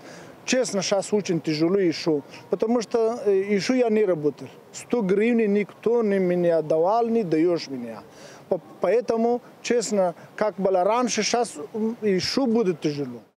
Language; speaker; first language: Russian; non-native, learner; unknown